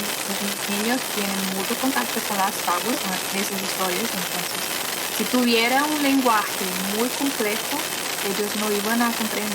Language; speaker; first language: Spanish; non-native, fluent; Portuguese